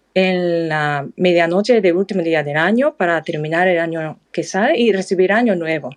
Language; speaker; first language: Spanish; non-native, fluent; Japanese